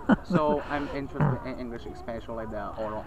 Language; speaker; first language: English; non-native, learner; Chinese